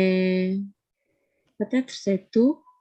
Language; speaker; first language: French; non-native, learner; Indonesian